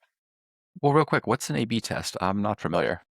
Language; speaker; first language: English; native; English